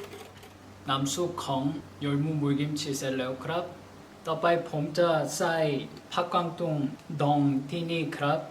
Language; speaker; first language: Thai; non-native, learner; Korean